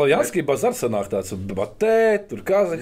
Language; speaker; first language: Latvian; native; Latvian